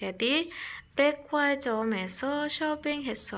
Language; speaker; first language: Korean; non-native, fluent; Indonesian